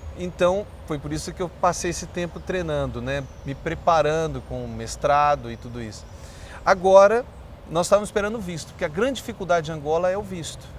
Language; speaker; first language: Portuguese; native; Portuguese